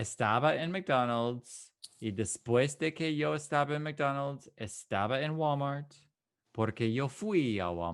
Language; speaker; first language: Spanish; non-native, fluent; English